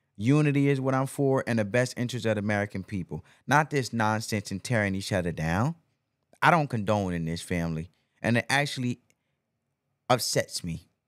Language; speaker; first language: English; native; English